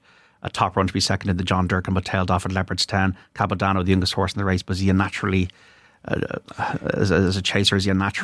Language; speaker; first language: English; native; English